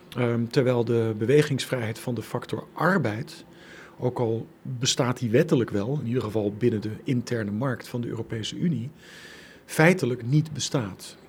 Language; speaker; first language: Dutch; native; Dutch